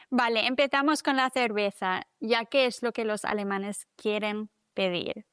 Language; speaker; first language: Spanish; non-native, fluent; German